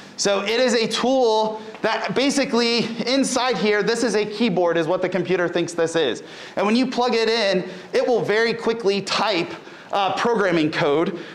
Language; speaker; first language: English; native; English